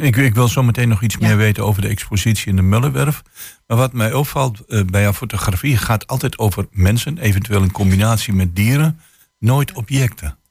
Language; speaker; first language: Dutch; native; Dutch